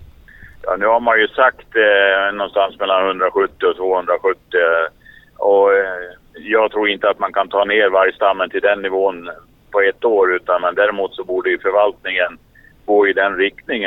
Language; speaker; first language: Swedish; native; Swedish